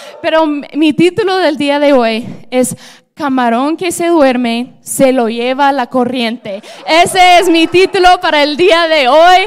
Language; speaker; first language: Spanish; non-native, fluent; English